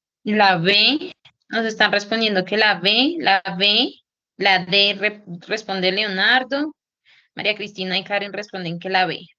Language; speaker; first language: Spanish; native; Spanish